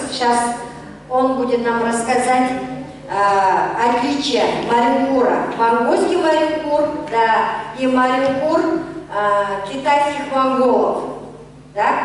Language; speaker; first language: Russian; non-native, fluent; Mongolian